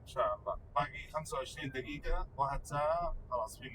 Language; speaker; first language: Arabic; non-native, learner; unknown